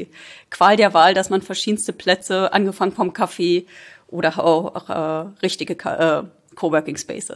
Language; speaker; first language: German; native; German